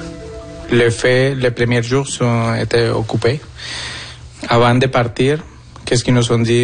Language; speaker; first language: French; non-native, fluent; Spanish